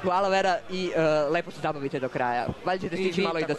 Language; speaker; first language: Serbian; native; Serbian